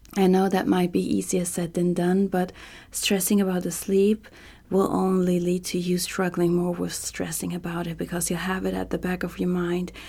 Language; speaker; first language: English; non-native, fluent; German